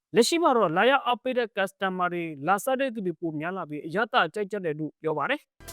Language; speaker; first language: Burmese; native; Burmese